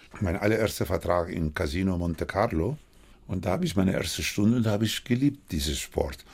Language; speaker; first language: German; non-native, fluent; Spanish